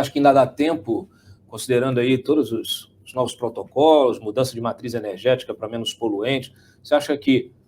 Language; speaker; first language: Portuguese; native; Portuguese